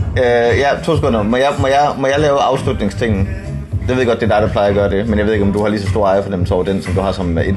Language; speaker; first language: Danish; native; Danish